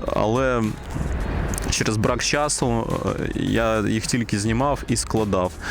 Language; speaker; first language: Ukrainian; non-native, local second language; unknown